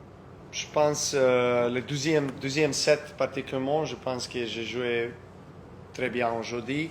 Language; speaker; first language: French; non-native, fluent; Serbian